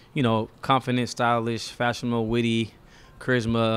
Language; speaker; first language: English; native; English